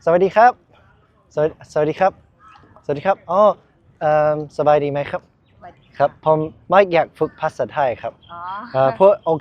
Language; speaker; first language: Thai; non-native, learner; English